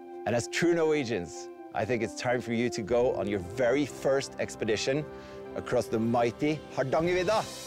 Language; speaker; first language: English; non-native, fluent; Norwegian